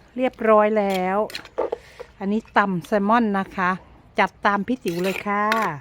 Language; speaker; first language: Thai; native; Thai